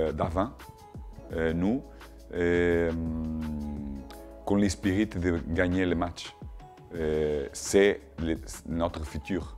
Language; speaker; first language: French; non-native, learner; Portuguese